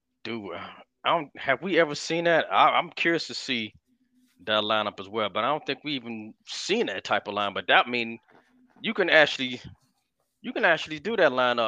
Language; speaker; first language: English; native; English